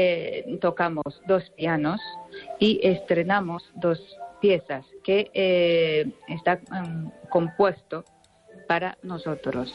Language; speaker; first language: Spanish; non-native, fluent; Japanese